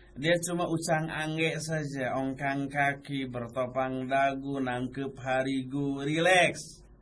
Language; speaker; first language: Indonesian; native; Indonesian